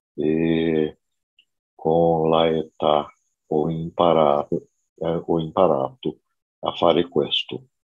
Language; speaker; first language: Italian; non-native, learner; Portuguese